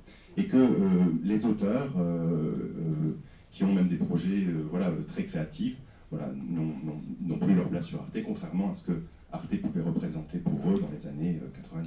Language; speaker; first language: French; native; French